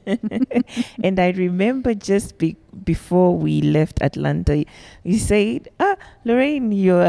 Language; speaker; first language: English; non-native, local second language; Shona